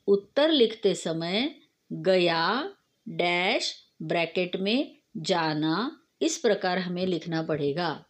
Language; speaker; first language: Hindi; non-native, local second language; Marathi